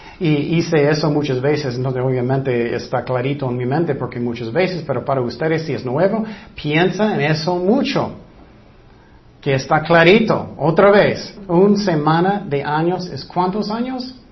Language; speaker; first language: Spanish; non-native, fluent; English